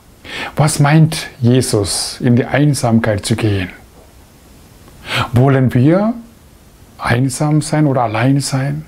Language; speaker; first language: German; non-native, fluent; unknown